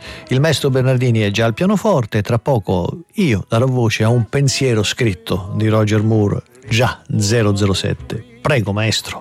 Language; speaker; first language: Italian; native; Italian